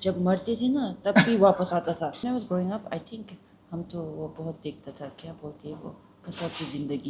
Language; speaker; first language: Hindi; non-native, learner; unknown